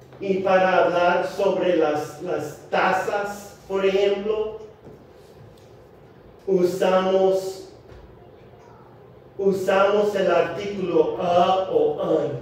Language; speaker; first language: Spanish; non-native, fluent; English